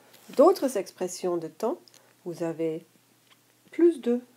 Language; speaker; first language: French; non-native, fluent; English